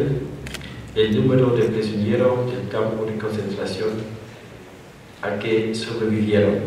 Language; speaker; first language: Spanish; non-native, fluent; German